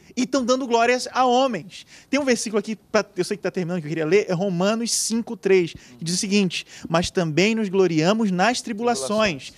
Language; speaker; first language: Portuguese; native; Portuguese